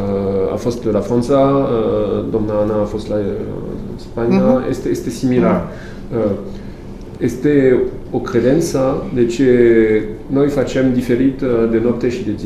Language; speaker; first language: Romanian; non-native, learner; French